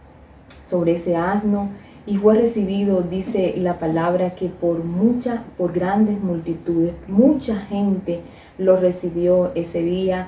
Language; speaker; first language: Spanish; native; Spanish